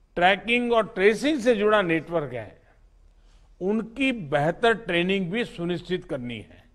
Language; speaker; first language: Hindi; non-native, local second language; Gujarati